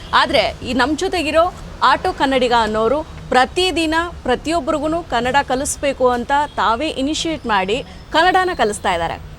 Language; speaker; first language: Kannada; native; Kannada